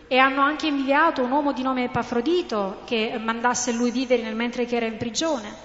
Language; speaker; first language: Italian; non-native, fluent; English